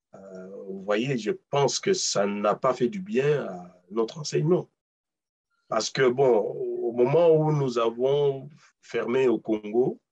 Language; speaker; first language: French; non-native, local second language; Luba-Lulua